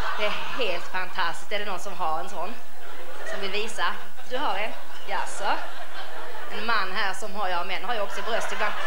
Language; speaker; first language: Swedish; native; Swedish